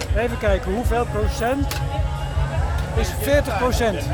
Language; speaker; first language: Dutch; native; Dutch